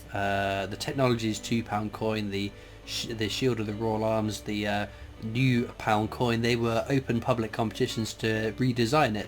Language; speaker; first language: English; native; English